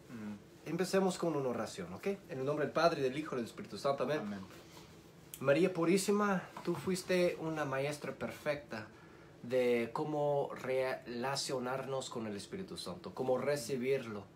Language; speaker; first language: Spanish; early bilingual, heritage; Spanish